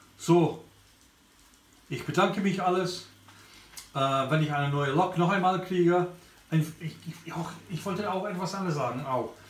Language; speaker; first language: German; non-native, learner; English